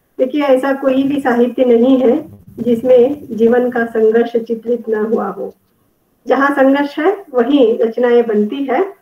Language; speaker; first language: Hindi; non-native, local second language; Kannada